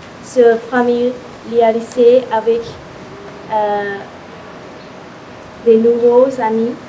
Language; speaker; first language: French; non-native, learner; Lao